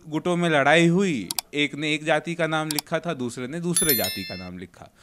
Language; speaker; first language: Hindi; native; Hindi